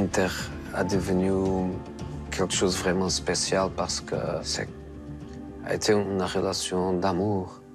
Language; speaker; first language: French; non-native, fluent; Portuguese